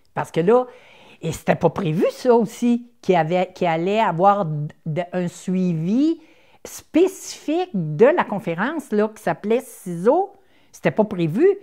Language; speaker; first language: French; native; French